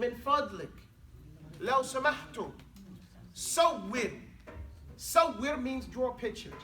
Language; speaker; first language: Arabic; non-native, fluent; English